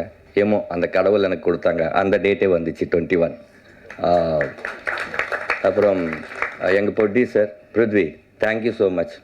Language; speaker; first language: Tamil; non-native, learner; Telugu